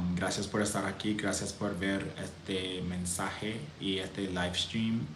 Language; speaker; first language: Spanish; non-native, fluent; English